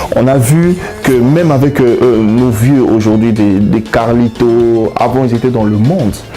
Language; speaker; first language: French; non-native, local second language; Lingala